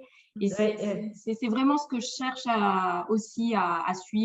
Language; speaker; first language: French; native; French